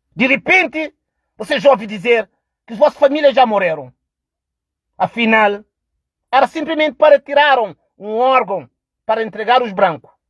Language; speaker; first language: Portuguese; non-native, local second language; Kabuverdianu